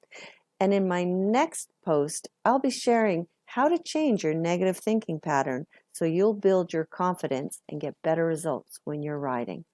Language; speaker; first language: English; native; English